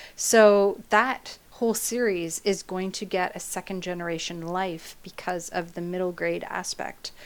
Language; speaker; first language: English; native; English